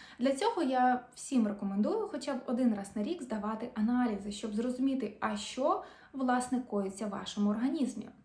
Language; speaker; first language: Ukrainian; non-native, local second language; Russian